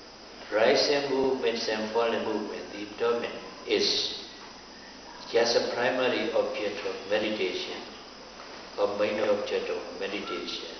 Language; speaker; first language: English; non-native, fluent; Burmese